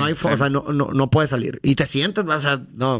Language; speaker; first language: Spanish; native; Spanish